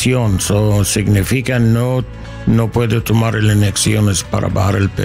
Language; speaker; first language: Spanish; non-native, learner; English